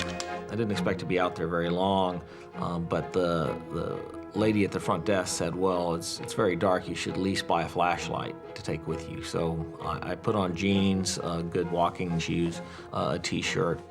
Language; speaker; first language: English; native; English